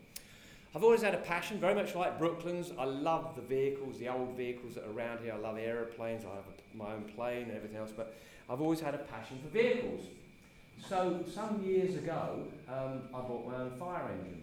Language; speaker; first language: English; native; English